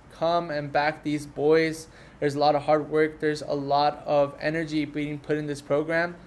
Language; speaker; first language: English; early bilingual, other home language; Spanish